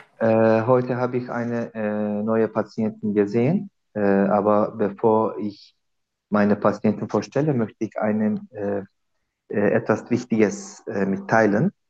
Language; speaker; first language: German; non-native, learner; Turkish